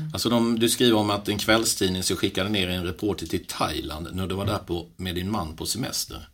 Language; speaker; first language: Swedish; native; Swedish